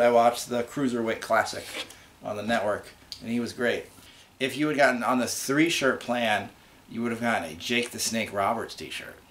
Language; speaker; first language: English; native; English